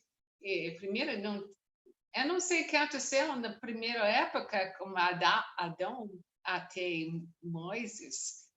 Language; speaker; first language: Portuguese; non-native, learner; English